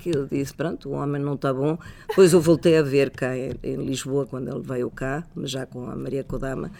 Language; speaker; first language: Portuguese; non-native, fluent; Spanish